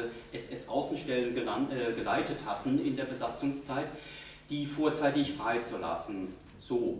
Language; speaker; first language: German; native; German